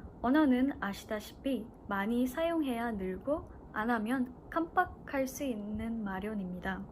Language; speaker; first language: Korean; non-native, fluent; Malay